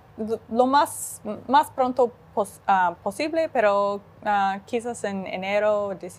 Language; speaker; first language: Spanish; non-native, fluent; English